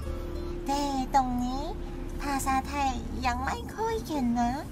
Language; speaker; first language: Thai; non-native, learner; Chinese